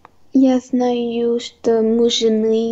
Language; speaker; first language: Russian; non-native, learner; Vietnamese